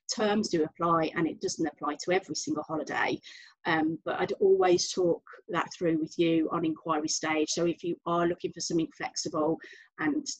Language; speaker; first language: English; native; English